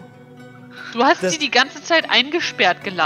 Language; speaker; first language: German; native; German